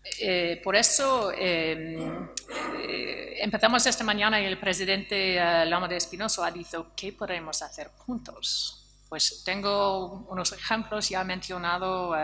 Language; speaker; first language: Spanish; non-native, fluent; English